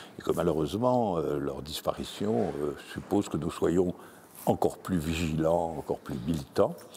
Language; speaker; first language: French; native; French